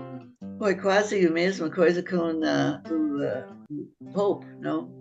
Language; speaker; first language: Portuguese; non-native, fluent; English